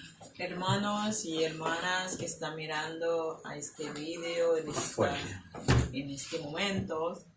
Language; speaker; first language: Spanish; non-native, learner; Haitian Creole